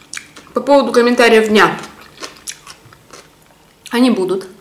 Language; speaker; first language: Russian; native; Russian